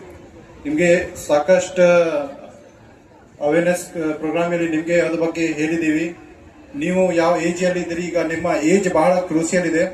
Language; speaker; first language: Kannada; non-native, fluent; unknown